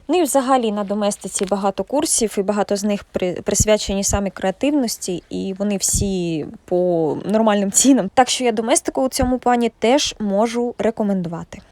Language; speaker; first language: Ukrainian; native; Ukrainian